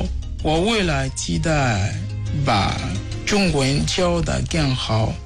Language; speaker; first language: Chinese; non-native, fluent; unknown